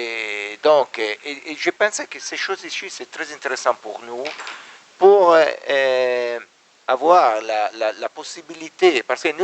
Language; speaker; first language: French; non-native, learner; Italian